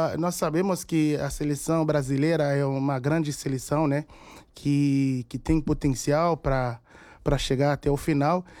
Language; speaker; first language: Portuguese; non-native, fluent; Haitian Creole